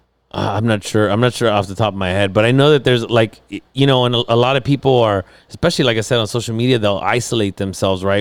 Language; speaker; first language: English; early bilingual, other home language; Spanish